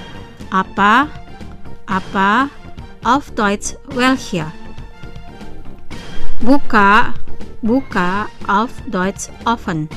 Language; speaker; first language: German; non-native, fluent; Indonesian